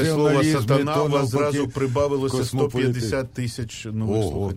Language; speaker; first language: Ukrainian; native; Ukrainian